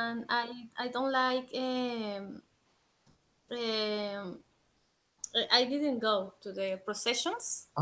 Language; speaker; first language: English; non-native, learner; Spanish